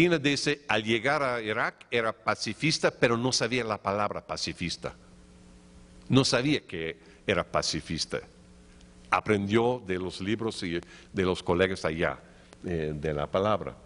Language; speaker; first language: Spanish; non-native, fluent; English